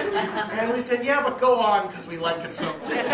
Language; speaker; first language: English; native; English